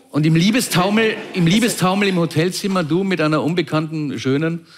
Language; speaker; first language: German; native; German